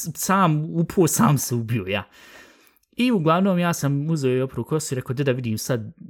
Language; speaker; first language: Bosnian; early bilingual, heritage; Bosnian